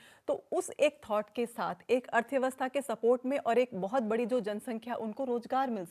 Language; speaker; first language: Hindi; native; Hindi